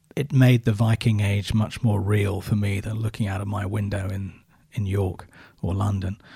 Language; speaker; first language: English; native; English